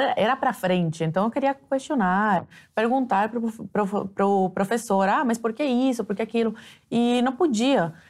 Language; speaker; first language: Portuguese; early bilingual, other home language; Spanish